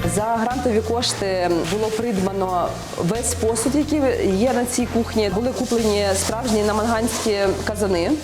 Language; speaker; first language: Ukrainian; early bilingual, other home language; Uzbek